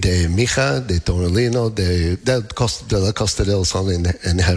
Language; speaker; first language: Spanish; non-native, learner; English